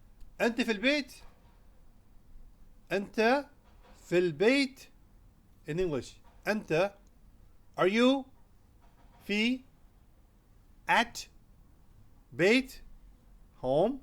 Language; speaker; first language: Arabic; non-native, fluent; Urdu